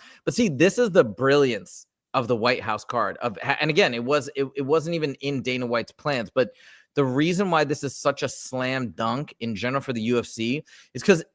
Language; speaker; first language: English; native; English